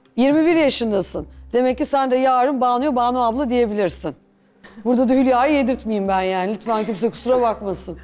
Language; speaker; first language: Turkish; native; Turkish